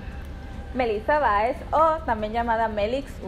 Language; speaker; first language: Spanish; native; Spanish